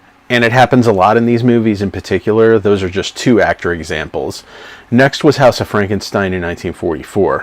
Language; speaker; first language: English; native; English